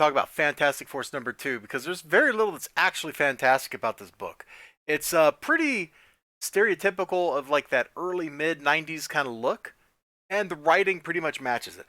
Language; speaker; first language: English; native; English